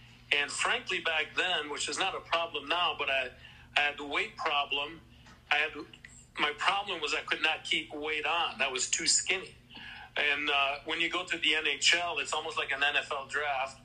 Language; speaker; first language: English; non-native, fluent; French